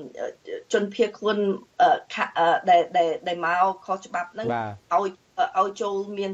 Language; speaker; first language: Khmer; early bilingual, heritage; Khmer